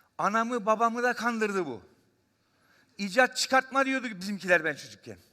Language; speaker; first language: Turkish; native; Turkish